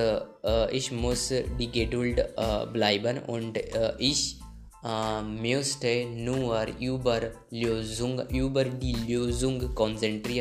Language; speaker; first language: German; non-native, learner; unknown